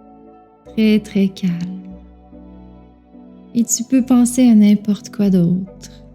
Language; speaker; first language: French; native; French